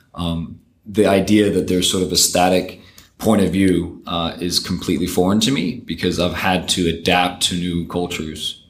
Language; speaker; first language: English; early bilingual, other home language; Danish